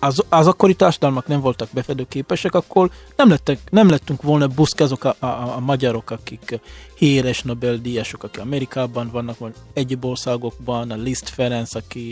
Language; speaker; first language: Hungarian; non-native, fluent; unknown